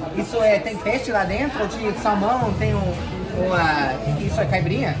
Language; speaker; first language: Portuguese; non-native, fluent; English